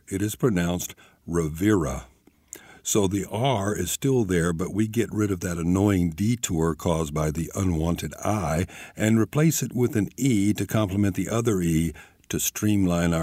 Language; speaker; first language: English; native; English